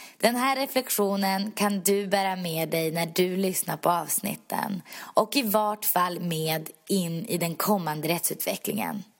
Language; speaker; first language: Swedish; native; Swedish